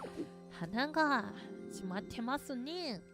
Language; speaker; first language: Japanese; native; Japanese